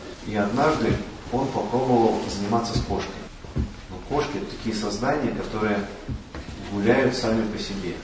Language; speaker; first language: Russian; native; Russian